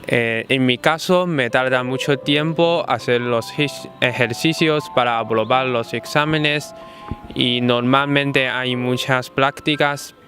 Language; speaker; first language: Spanish; non-native, fluent; Chinese